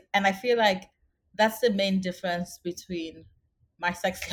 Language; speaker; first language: English; non-native, local second language; Akan